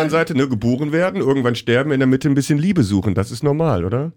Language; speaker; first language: German; native; German